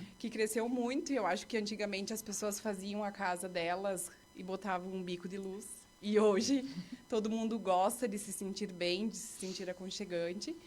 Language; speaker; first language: Portuguese; native; Portuguese